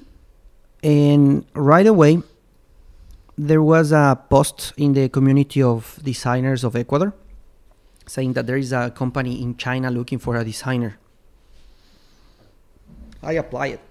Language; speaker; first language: English; non-native, fluent; Spanish